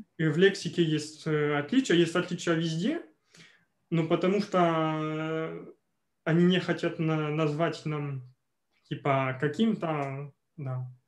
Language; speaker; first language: Russian; non-native, fluent; French